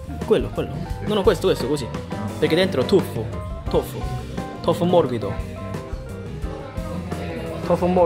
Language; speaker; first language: Italian; non-native, fluent; Korean